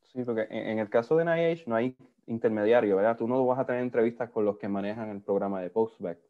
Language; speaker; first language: Spanish; native; Spanish